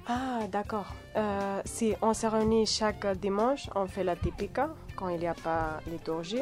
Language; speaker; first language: French; non-native, fluent; Catalan